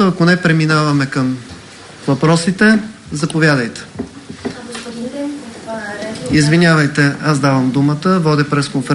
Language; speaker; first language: Bulgarian; native; Bulgarian